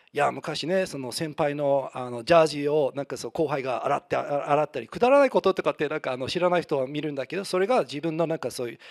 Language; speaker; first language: Japanese; non-native, fluent; English